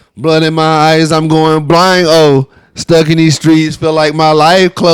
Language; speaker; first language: English; native; English